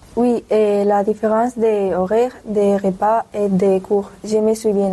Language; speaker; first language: French; non-native, learner; Spanish